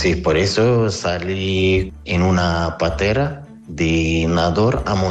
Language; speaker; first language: Spanish; non-native, learner; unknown